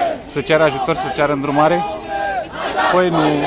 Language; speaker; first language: Romanian; native; Romanian